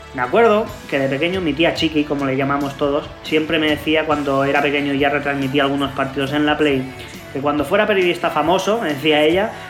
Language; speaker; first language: Spanish; native; Spanish